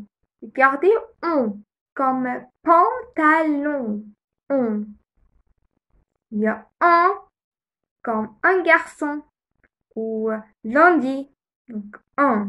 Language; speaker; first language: French; non-native, fluent; Arabic